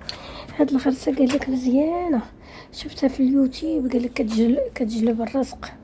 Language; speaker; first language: Arabic; native; Arabic